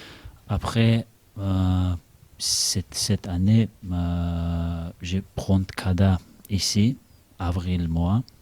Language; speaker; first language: French; non-native, learner; Russian